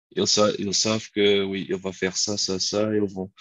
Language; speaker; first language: French; non-native, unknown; Dutch